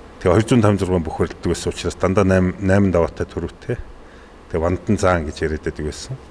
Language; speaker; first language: Mongolian; native; Mongolian